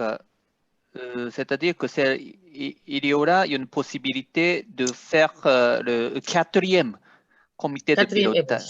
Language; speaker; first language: French; non-native, fluent; Japanese